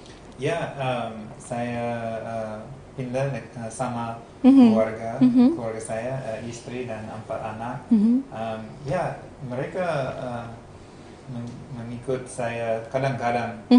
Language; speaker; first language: Indonesian; non-native, fluent; English